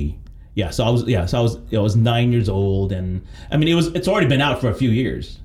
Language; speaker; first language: English; early bilingual, other home language; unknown